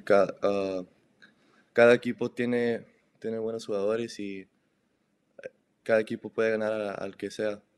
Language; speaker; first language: Spanish; early bilingual, heritage; Spanish